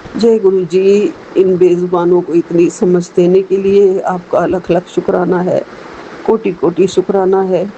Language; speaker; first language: Hindi; native; Hindi